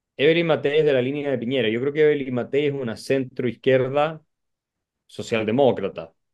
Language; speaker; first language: Spanish; native; Spanish